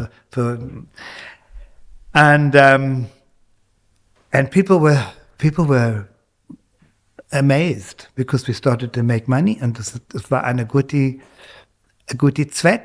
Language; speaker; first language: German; non-native, fluent; English